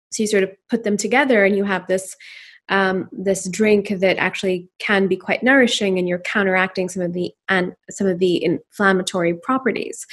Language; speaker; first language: English; non-native, local second language; Urdu